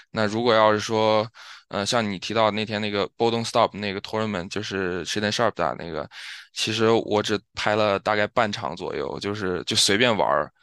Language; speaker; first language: Chinese; native; Chinese